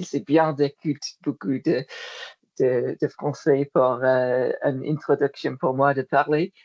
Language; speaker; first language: French; non-native, learner; English